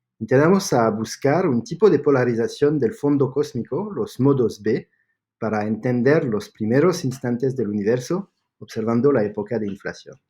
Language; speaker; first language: Spanish; non-native, fluent; French